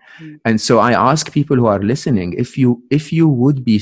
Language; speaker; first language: English; non-native, fluent; Arabic